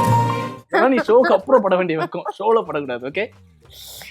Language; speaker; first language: Tamil; native; Tamil